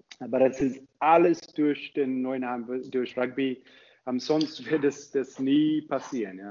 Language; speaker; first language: German; non-native, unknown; English